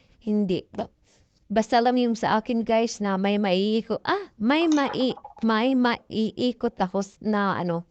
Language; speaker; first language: Filipino; non-native, local second language; Cebuano